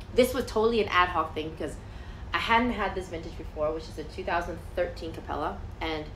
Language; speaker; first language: English; early bilingual, other home language; Chinese